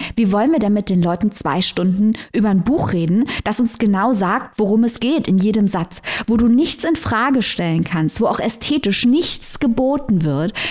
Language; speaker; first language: German; native; German